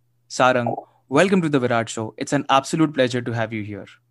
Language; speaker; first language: English; non-native, local second language; Marathi